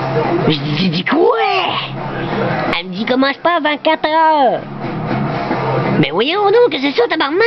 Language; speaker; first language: French; native; French